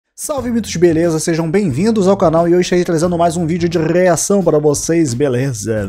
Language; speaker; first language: Portuguese; native; Portuguese